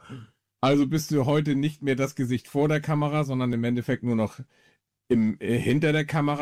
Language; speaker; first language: German; native; German